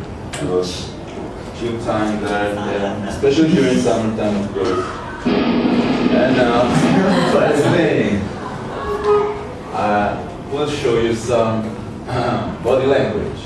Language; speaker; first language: English; non-native, learner; Italian